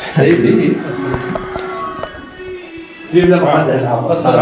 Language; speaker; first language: Arabic; native; Arabic